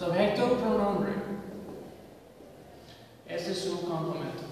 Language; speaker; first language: Spanish; non-native, learner; English